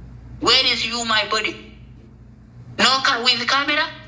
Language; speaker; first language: English; non-native, learner; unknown